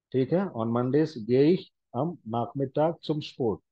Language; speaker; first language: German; non-native, fluent; Hindi